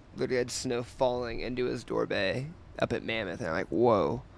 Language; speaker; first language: English; native; English